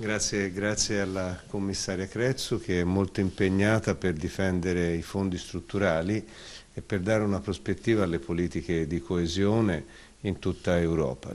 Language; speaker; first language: Italian; native; Italian